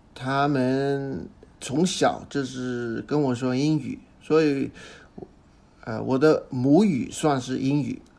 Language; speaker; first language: Chinese; non-native, fluent; English